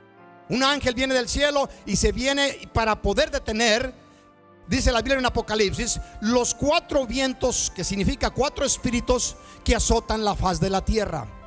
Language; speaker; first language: Spanish; native; Spanish